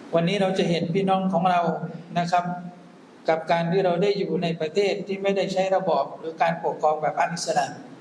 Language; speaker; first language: Thai; non-native, local second language; Malay